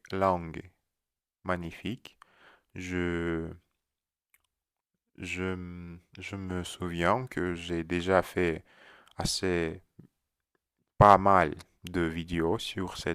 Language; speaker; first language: French; non-native, learner; Russian